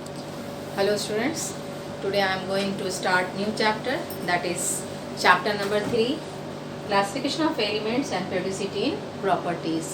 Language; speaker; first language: English; non-native, local second language; Hindi